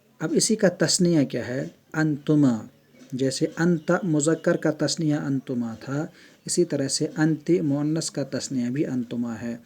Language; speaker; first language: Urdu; non-native, local second language; Kashmiri